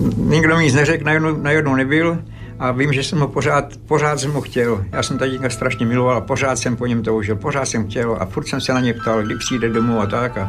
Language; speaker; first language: Czech; early bilingual, other home language; Slovak